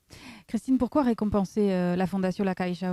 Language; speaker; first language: French; native; French